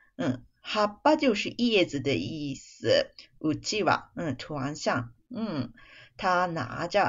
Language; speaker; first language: Chinese; non-native, fluent; Japanese